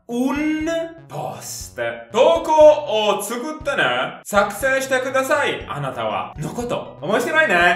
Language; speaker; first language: Japanese; non-native, fluent; Italian